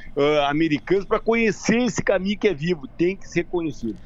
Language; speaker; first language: Portuguese; native; Portuguese